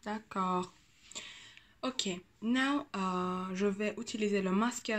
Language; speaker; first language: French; non-native, learner; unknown